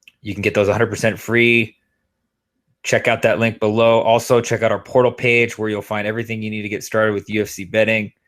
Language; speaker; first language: English; native; English